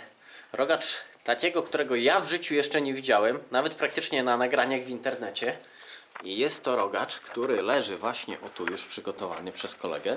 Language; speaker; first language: Polish; native; Polish